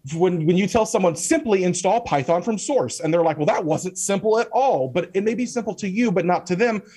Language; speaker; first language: English; native; English